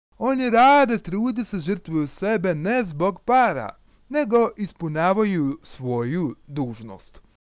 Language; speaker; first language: Croatian; non-native, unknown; Russian